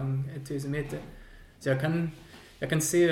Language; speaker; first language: Swedish; non-native, fluent; English